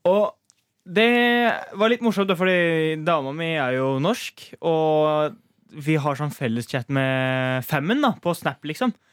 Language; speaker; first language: Norwegian; early bilingual, other home language; Turkish